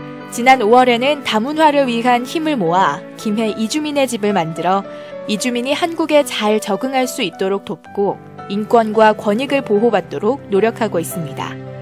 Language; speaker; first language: Korean; native; Korean